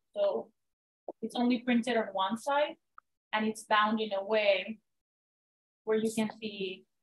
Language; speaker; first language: English; non-native, fluent; Spanish